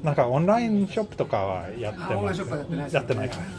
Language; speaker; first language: Japanese; non-native, fluent; Swedish